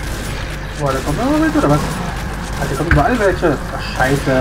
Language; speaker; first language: German; native; German